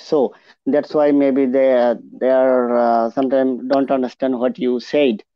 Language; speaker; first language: English; non-native, local second language; Bangla